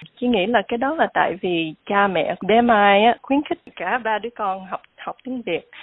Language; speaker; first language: Vietnamese; early bilingual, heritage; Vietnamese